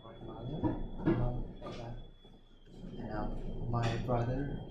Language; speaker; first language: English; non-native, learner; Vietnamese